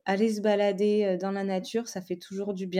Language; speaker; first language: French; native; French